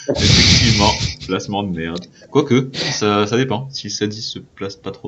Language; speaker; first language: French; native; French